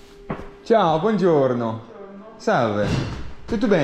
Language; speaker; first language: Italian; non-native, learner; English